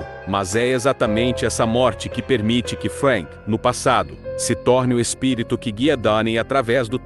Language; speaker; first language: Portuguese; native; Portuguese